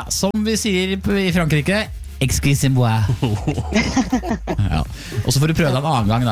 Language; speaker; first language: Norwegian; native; Norwegian